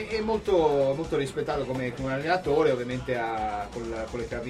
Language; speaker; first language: Italian; non-native, fluent; English